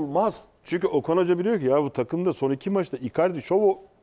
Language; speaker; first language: Turkish; native; Turkish